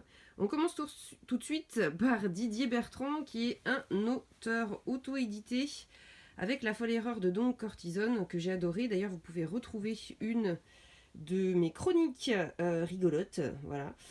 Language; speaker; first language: French; native; French